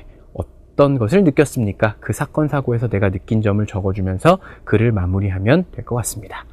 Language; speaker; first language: Korean; native; Korean